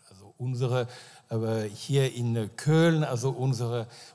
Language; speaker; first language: German; non-native, fluent; French